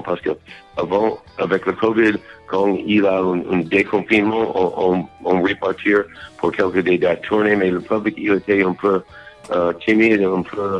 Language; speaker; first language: French; non-native, learner; English